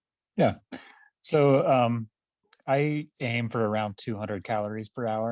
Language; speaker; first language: English; native; English